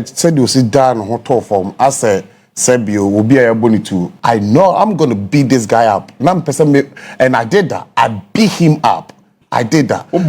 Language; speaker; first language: English; non-native, local second language; Akan